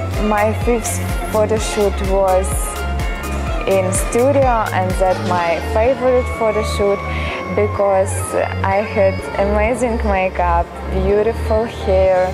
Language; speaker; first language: English; non-native, learner; Ukrainian